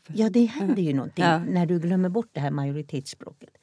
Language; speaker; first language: Swedish; non-native, local second language; Northern Sami